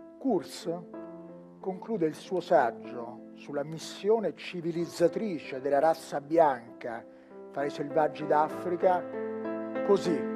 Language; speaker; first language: Italian; non-native, fluent; Tigrinya